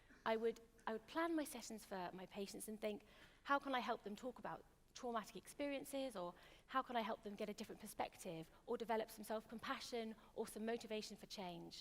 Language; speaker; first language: English; native; English